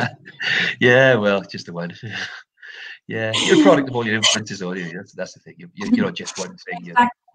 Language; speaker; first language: English; native; English